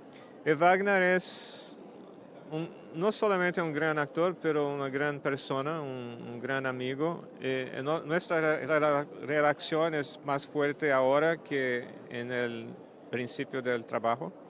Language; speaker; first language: Spanish; non-native, fluent; Portuguese